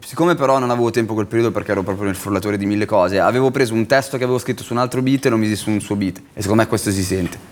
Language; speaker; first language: Italian; native; Italian